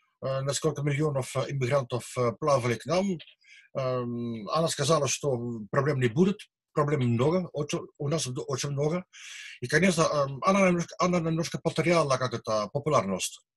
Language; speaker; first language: Russian; non-native, learner; Dutch